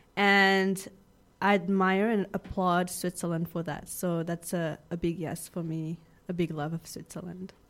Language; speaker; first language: English; non-native, fluent; French